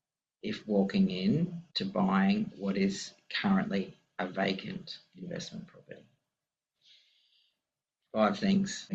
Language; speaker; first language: English; native; English